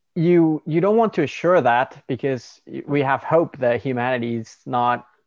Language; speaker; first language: English; non-native, fluent; Spanish